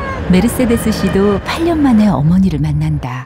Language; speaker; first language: Korean; native; Korean